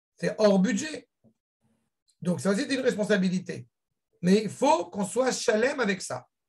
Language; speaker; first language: French; native; French